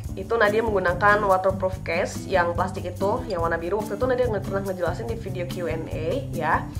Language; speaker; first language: Indonesian; non-native, local second language; Minangkabau